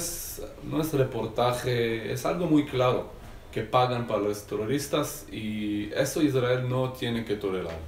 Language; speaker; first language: Spanish; non-native, learner; Hebrew